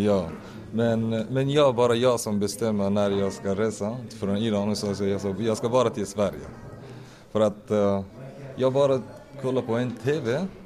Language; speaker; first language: Swedish; non-native, fluent; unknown